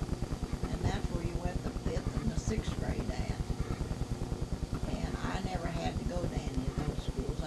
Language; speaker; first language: English; native; English